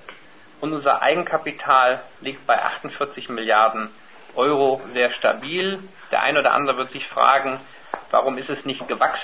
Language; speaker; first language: German; native; German